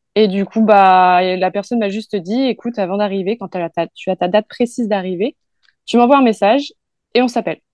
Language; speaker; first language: French; native; French